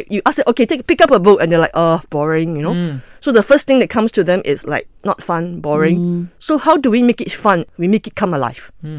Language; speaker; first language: English; non-native, local second language; Cantonese